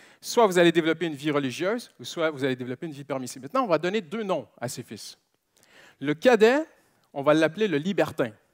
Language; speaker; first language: French; native; French